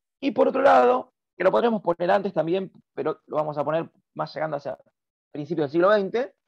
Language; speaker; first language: Spanish; native; Spanish